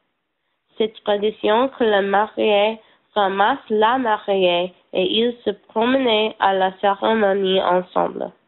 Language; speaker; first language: French; non-native, learner; English